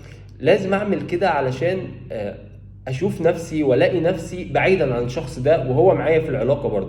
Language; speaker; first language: Arabic; native; Arabic